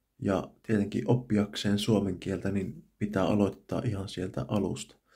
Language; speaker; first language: Finnish; native; Finnish